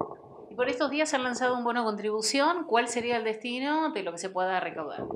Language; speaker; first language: Spanish; native; Spanish